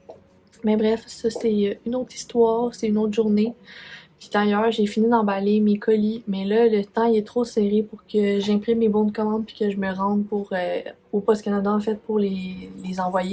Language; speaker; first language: French; native; French